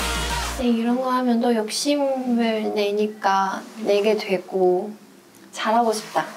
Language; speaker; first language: Korean; non-native, fluent; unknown